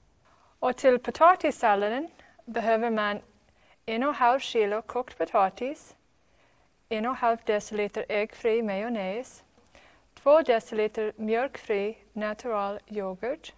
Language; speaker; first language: Swedish; non-native, fluent; English